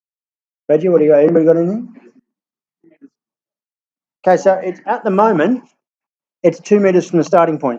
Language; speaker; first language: English; native; English